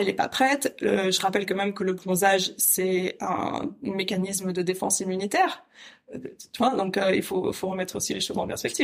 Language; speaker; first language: French; native; French